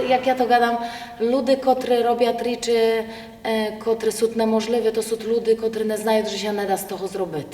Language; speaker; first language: Polish; non-native, local second language; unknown